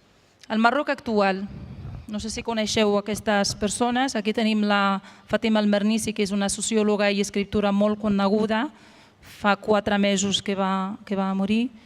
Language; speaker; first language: Catalan; non-native, fluent; Arabic